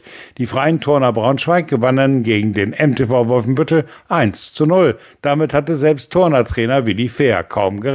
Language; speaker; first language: German; native; German